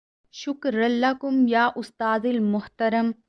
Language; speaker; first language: Arabic; non-native, fluent; Urdu